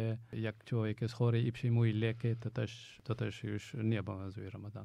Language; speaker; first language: Polish; non-native, fluent; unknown